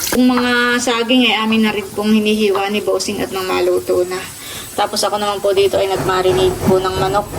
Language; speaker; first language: Filipino; native; Filipino